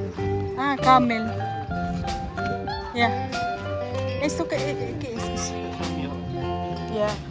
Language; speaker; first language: Spanish; non-native, fluent; Filipino